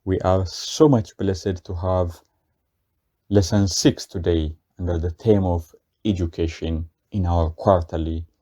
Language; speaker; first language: English; non-native, local second language; Amharic